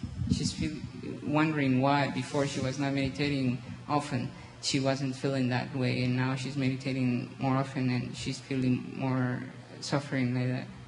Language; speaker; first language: English; non-native, learner; Spanish